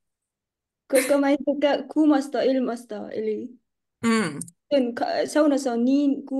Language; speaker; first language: Finnish; non-native, learner; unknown